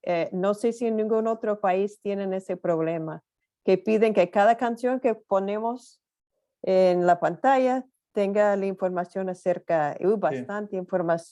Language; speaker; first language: Spanish; non-native, fluent; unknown